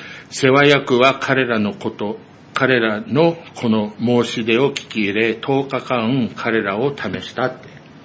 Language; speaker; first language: Japanese; non-native, fluent; English